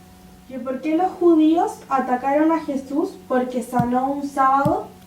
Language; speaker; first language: Spanish; native; Spanish